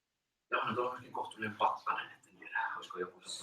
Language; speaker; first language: Finnish; native; Finnish